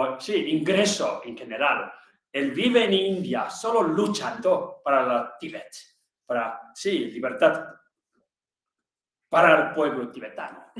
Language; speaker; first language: Spanish; non-native, learner; Tibetan